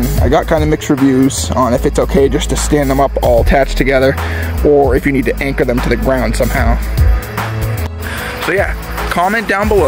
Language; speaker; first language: English; native; English